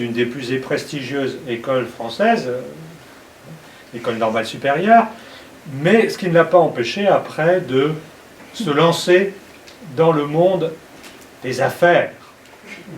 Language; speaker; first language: French; native; French